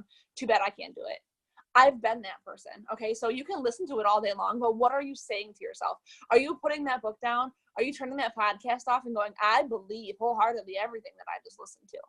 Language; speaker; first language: English; native; English